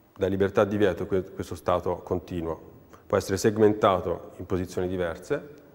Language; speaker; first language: Italian; native; Italian